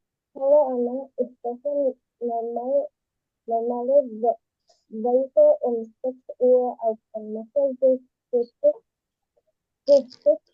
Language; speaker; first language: German; non-native, learner; Indonesian